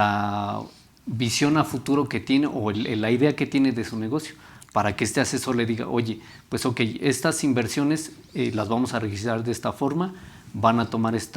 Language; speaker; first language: Spanish; native; Spanish